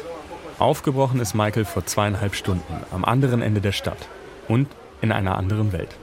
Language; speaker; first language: German; native; German